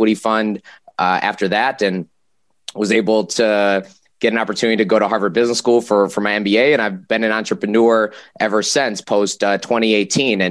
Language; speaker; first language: English; native; English